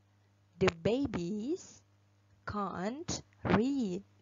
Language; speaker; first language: English; non-native, fluent; Indonesian